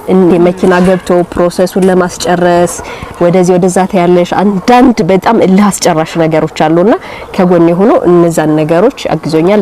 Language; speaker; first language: Amharic; native; Amharic